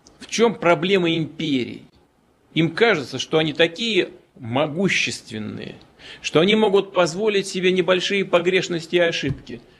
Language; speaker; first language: Russian; native; Russian